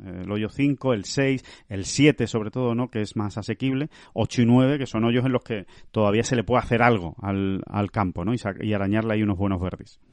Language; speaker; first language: Spanish; native; Spanish